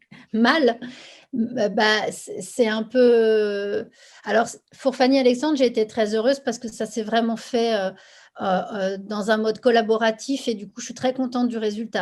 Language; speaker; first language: French; native; French